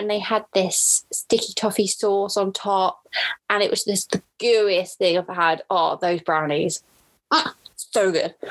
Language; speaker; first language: English; native; English